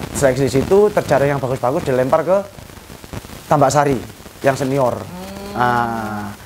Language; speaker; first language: Indonesian; non-native, local second language; Javanese